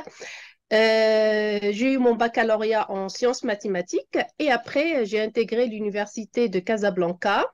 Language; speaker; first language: French; non-native, local second language; Arabic